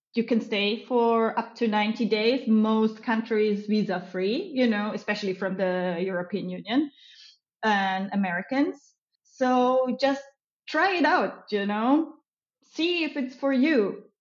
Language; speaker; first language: English; non-native, fluent; German